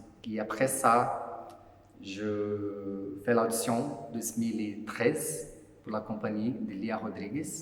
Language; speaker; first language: French; non-native, fluent; Portuguese